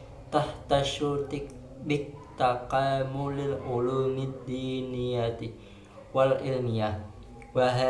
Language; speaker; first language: Arabic; non-native, learner; Indonesian